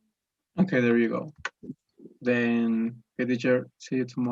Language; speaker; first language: English; non-native, learner; Spanish